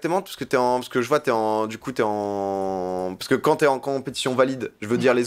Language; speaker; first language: French; native; French